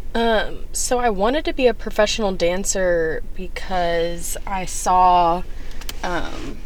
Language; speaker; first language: English; native; English